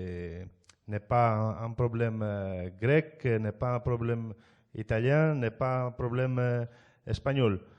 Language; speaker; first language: French; non-native, fluent; Greek